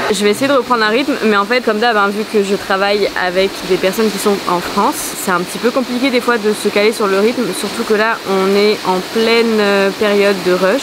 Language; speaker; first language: French; native; French